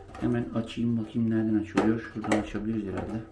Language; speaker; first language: Turkish; native; Turkish